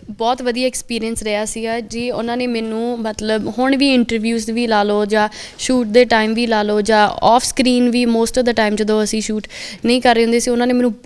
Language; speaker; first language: Punjabi; early bilingual, heritage; Punjabi